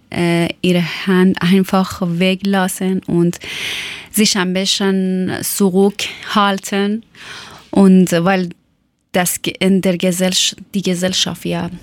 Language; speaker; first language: German; non-native, learner; Persian